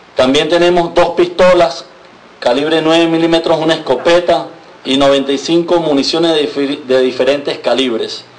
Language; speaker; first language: Spanish; native; Spanish